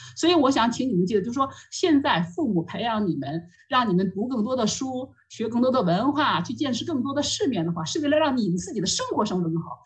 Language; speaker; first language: Chinese; native; Chinese